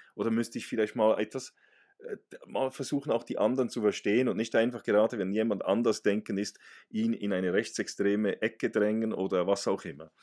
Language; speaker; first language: German; native; German